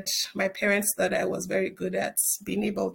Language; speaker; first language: English; non-native, local second language; Yoruba